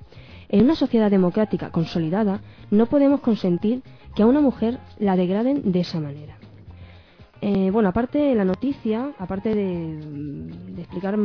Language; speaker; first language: Spanish; native; Spanish